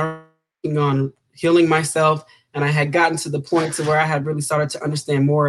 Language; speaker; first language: English; native; English